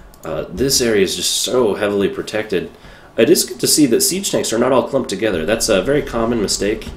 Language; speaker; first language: English; native; English